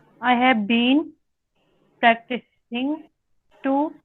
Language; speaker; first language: English; non-native, learner; Hindi